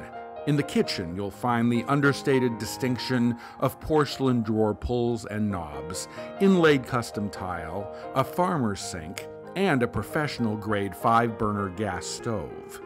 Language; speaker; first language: English; native; English